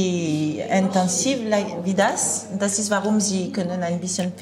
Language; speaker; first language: German; non-native, learner; French